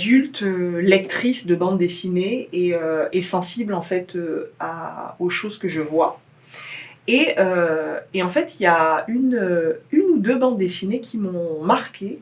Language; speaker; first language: French; native; French